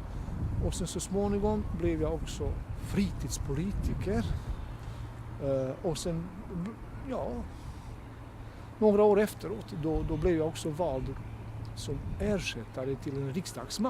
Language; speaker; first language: Swedish; non-native, fluent; Bosnian